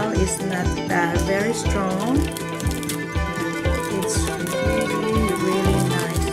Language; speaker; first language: English; non-native, local second language; Filipino